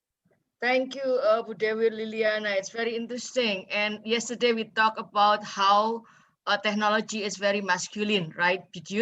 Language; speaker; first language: English; non-native, fluent; Indonesian